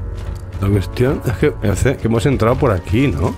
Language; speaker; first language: Spanish; native; Spanish